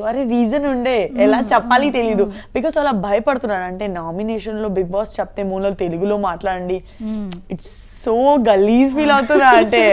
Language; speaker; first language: Telugu; non-native, learner; Gujarati